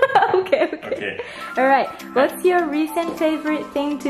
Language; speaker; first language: English; non-native, learner; Japanese